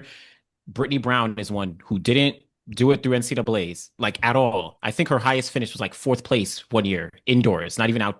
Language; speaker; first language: English; native; English